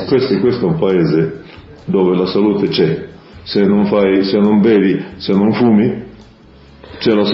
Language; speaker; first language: Italian; early bilingual, heritage; Italian